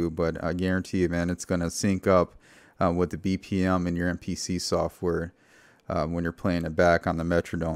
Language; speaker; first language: English; native; English